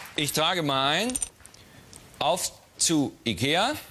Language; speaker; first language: German; native; German